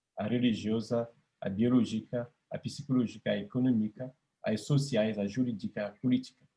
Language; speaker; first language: Portuguese; non-native, fluent; French